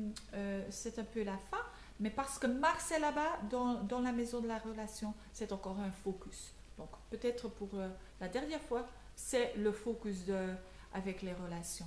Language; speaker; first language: French; non-native, local second language; Dutch